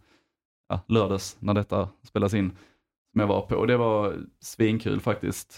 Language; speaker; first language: Swedish; native; Swedish